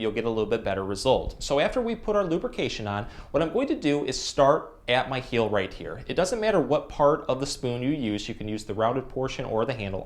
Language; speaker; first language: English; native; English